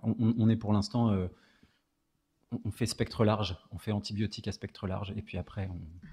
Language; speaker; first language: French; native; French